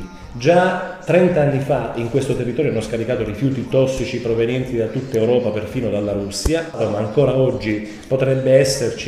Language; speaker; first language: Italian; native; Italian